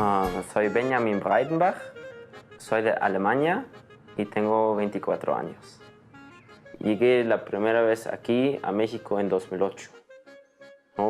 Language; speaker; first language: Spanish; non-native, fluent; German